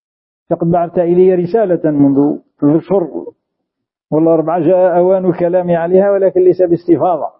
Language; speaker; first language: Arabic; native; Arabic